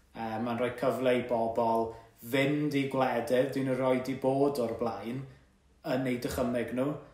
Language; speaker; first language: Welsh; native; Welsh